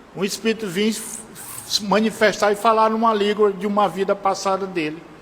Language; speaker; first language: Portuguese; native; Portuguese